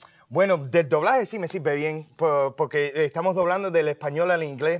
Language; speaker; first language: Spanish; early bilingual, heritage; Spanish